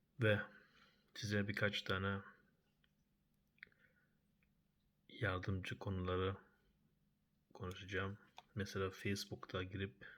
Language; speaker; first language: Turkish; early bilingual, heritage; Turkish